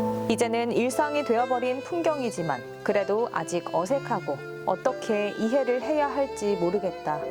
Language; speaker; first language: Korean; native; Korean